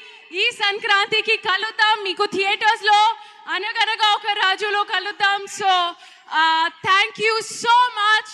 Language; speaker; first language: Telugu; non-native, learner; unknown